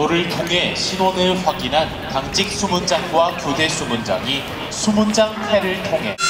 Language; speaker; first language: Korean; native; Korean